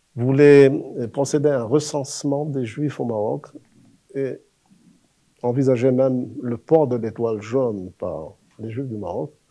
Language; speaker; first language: French; non-native, local second language; Arabic